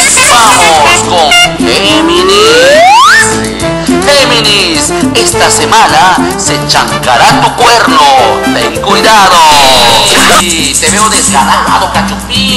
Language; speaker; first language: Spanish; native; Spanish